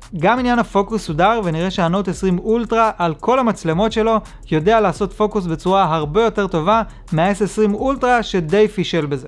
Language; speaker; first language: Hebrew; native; Hebrew